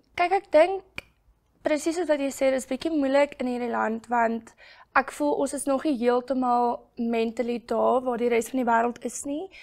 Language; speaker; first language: Afrikaans; native; Afrikaans